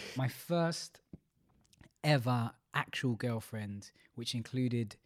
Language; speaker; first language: English; native; English